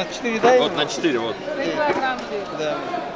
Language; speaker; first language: Russian; native; Russian